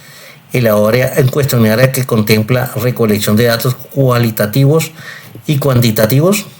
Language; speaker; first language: Spanish; native; Spanish